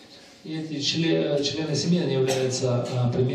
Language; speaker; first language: Russian; native; Russian